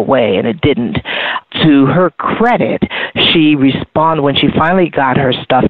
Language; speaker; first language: English; native; English